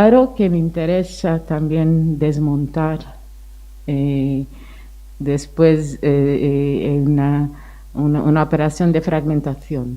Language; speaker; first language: Spanish; non-native, fluent; Portuguese